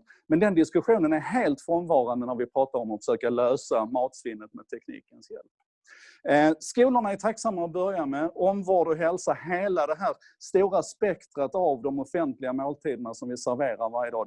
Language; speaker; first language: Swedish; native; Swedish